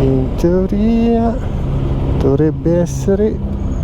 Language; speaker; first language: Italian; native; Italian